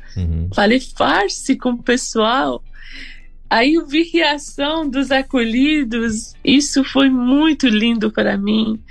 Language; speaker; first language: Portuguese; non-native, fluent; Persian